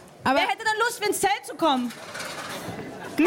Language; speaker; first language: German; native; German